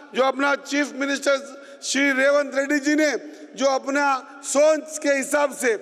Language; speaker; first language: Hindi; non-native, local second language; Telugu